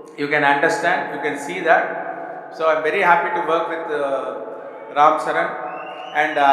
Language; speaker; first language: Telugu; non-native, learner; Tamil